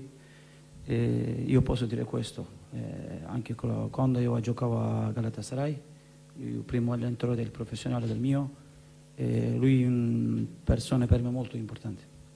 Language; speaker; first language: Italian; non-native, learner; Turkish